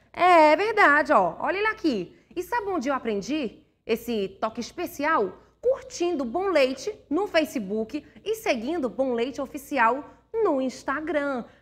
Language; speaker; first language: Portuguese; native; Portuguese